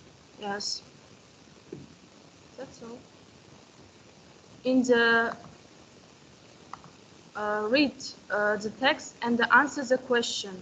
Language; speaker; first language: English; non-native, learner; Kazakh